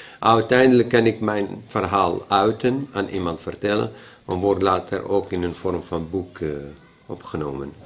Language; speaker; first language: Dutch; non-native, fluent; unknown